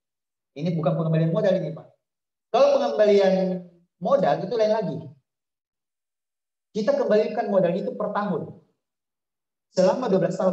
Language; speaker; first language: Indonesian; native; Indonesian